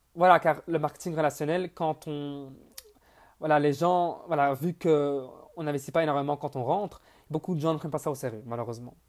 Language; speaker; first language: French; native; French